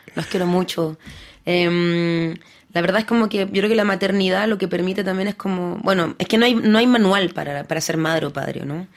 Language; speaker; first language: Spanish; early bilingual, heritage; French